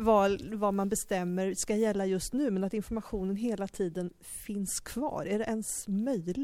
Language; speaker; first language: Swedish; native; Swedish